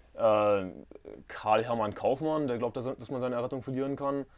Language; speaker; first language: German; native; German